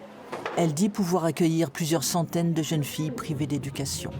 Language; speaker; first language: French; native; French